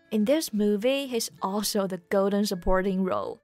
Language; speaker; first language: English; non-native, fluent; Chinese